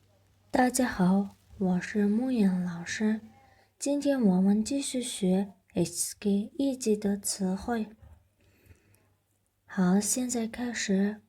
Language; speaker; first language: Chinese; non-native, fluent; Mongolian